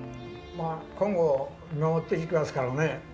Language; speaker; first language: Japanese; native; Japanese